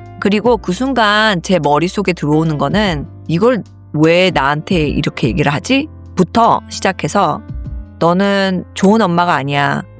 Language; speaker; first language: Korean; early bilingual, heritage; Korean